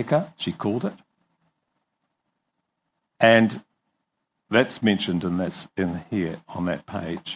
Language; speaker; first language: English; native; English